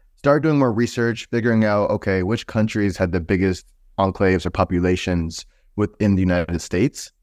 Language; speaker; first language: English; native; English